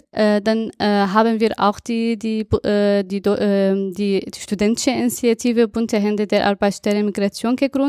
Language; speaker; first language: German; non-native, fluent; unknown